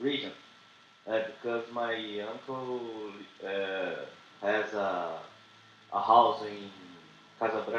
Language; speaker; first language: English; non-native, learner; Portuguese